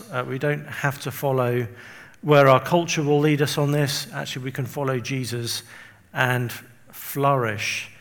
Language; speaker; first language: English; native; English